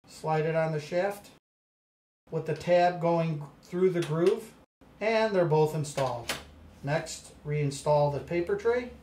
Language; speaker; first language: English; native; English